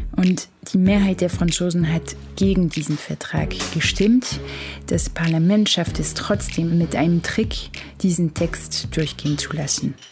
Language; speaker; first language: German; non-native, fluent; French